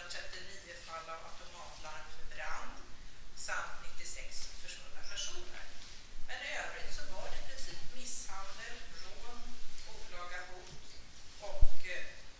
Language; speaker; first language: Swedish; native; Swedish